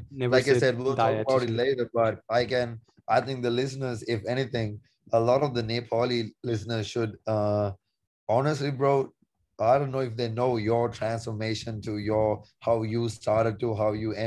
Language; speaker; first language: English; non-native, local second language; Sinhala